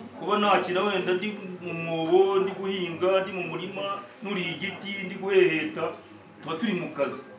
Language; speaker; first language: Kinyarwanda; native; Kinyarwanda